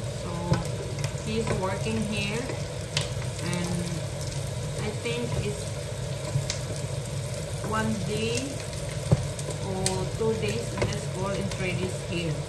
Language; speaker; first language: English; non-native, learner; Filipino